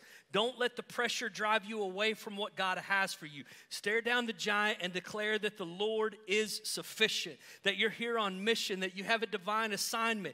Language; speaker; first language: English; native; English